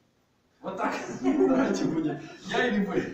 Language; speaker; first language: Russian; non-native, fluent; French